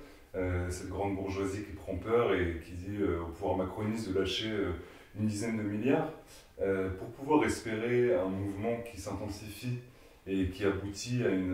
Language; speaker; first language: French; native; French